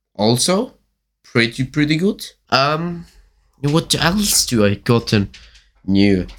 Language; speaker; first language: English; non-native, learner; German